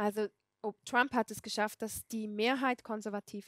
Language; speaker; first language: German; non-native, fluent; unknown